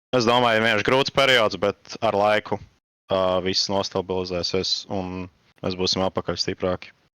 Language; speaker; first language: Latvian; native; Latvian